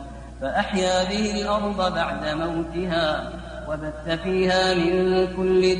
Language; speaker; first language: Arabic; native; Arabic